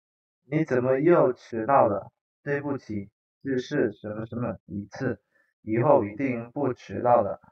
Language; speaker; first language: Chinese; non-native, fluent; Indonesian